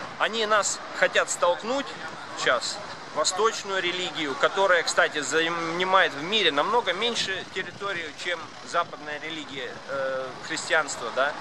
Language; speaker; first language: Russian; non-native, local second language; Latvian